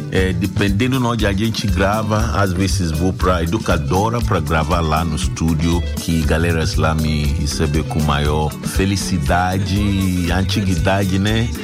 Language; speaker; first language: Portuguese; non-native, fluent; Akan